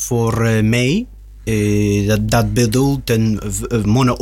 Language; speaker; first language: Dutch; non-native, learner; Russian